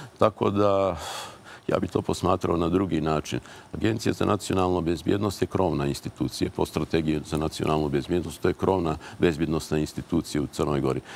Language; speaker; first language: Croatian; native; Croatian